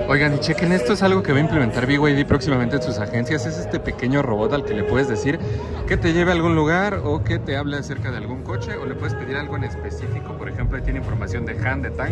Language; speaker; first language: Spanish; native; Spanish